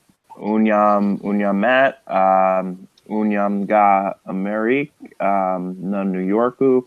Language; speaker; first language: Albanian; non-native, learner; English